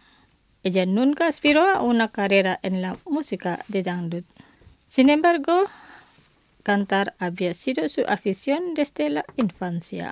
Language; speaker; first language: Spanish; non-native, fluent; Indonesian